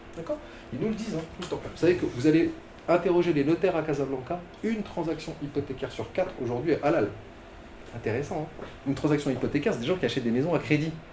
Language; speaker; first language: French; non-native, local second language; Arabic